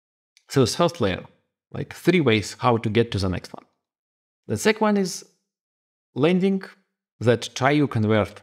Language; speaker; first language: English; non-native, fluent; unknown